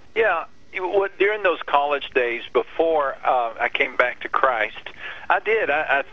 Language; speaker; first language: English; native; English